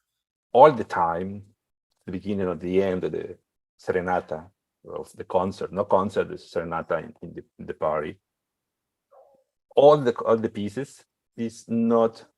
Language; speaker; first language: English; non-native, learner; Spanish